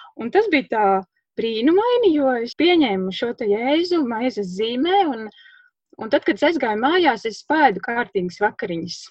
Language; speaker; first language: Latvian; native; Latvian